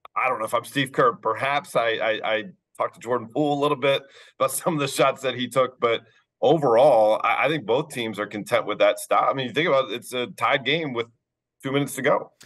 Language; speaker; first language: English; native; English